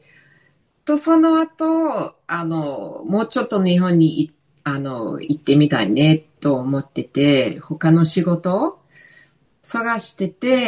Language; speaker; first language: Japanese; non-native, fluent; English